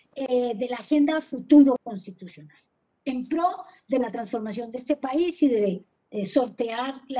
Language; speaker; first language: Spanish; native; Spanish